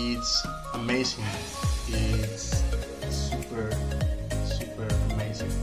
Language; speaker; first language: English; non-native, learner; Spanish